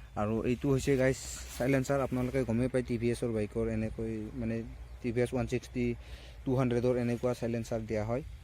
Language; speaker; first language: Assamese; native; Assamese